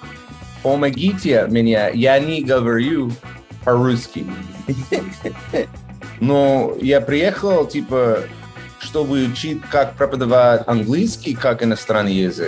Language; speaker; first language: Russian; non-native, learner; English